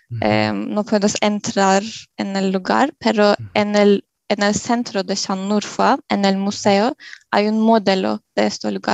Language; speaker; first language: Spanish; non-native, learner; Turkish